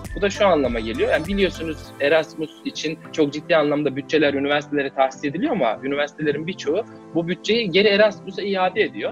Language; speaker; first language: Turkish; native; Turkish